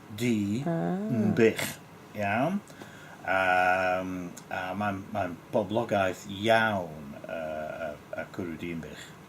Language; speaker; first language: Welsh; non-native, local second language; English